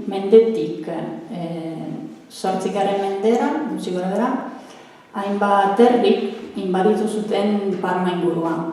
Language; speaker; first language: Basque; non-native, fluent; Italian